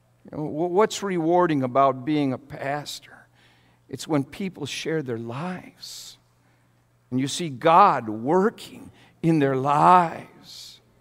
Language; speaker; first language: English; native; English